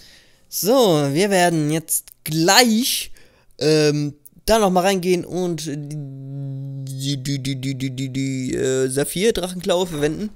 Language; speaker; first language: German; native; German